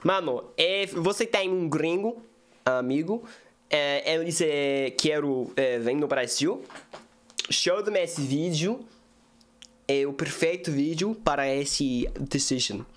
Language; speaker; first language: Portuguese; non-native, learner; English